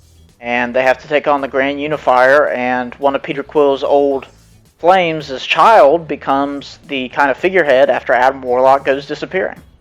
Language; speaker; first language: English; native; English